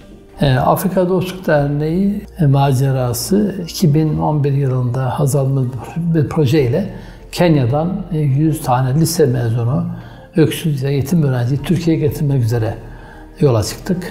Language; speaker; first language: Turkish; native; Turkish